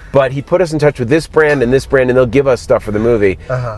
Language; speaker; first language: English; native; English